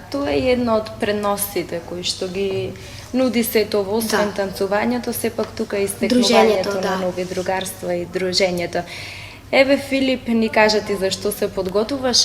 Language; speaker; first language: Macedonian; native; Macedonian